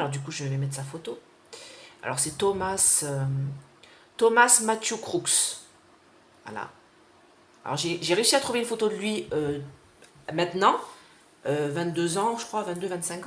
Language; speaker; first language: French; native; French